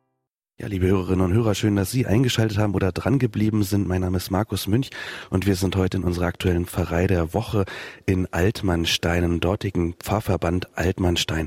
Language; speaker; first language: German; native; German